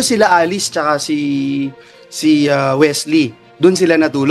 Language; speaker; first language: Filipino; native; Filipino